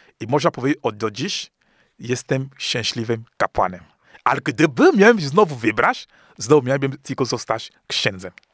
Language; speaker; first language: Polish; non-native, fluent; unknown